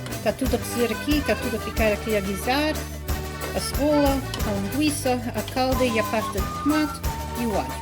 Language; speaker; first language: Portuguese; early bilingual, heritage; Portuguese